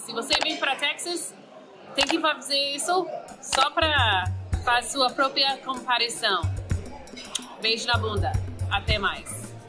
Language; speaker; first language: Portuguese; non-native, fluent; English